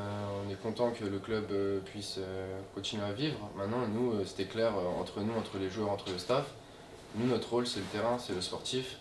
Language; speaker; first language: French; native; French